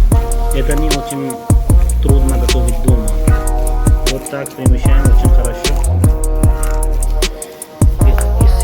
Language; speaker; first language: Russian; non-native, learner; Hindi